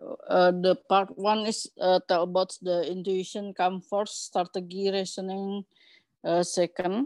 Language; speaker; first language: English; non-native, learner; Indonesian